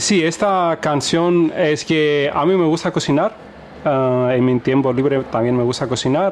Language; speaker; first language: Spanish; non-native, fluent; Greek